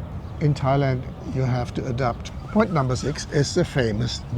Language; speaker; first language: English; non-native, fluent; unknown